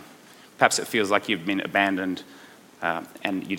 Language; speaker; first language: English; native; English